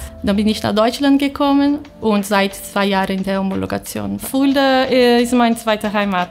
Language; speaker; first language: German; non-native, fluent; Portuguese